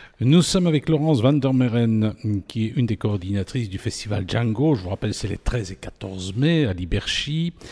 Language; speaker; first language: French; native; French